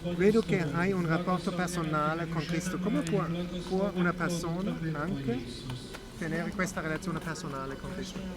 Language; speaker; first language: Italian; non-native, learner; German